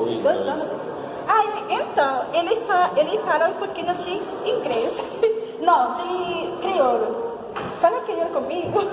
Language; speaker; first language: Portuguese; non-native, learner; Haitian Creole